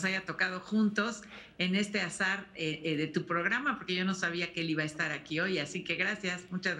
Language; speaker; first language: Spanish; native; Spanish